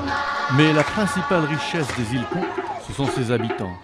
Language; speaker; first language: French; native; French